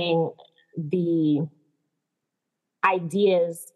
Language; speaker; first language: English; native; English